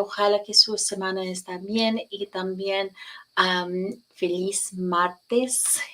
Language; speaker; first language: Spanish; non-native, learner; English